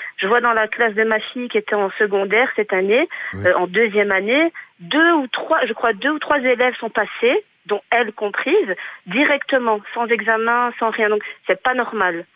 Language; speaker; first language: French; native; French